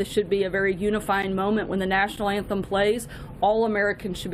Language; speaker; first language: English; native; English